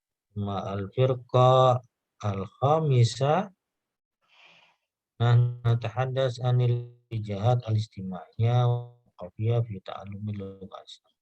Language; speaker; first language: Arabic; non-native, fluent; Indonesian